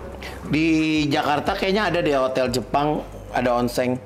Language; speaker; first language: Indonesian; native; Indonesian